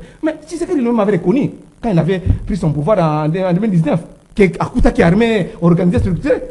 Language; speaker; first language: French; non-native, local second language; Lingala